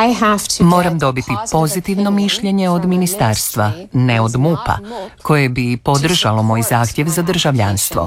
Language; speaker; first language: Croatian; non-native, fluent; English